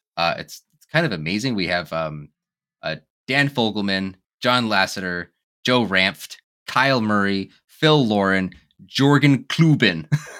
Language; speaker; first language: English; native; English